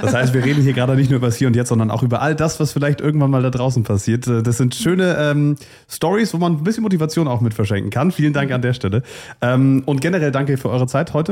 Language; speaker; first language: German; native; German